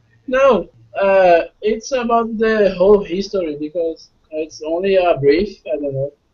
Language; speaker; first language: English; non-native, fluent; Portuguese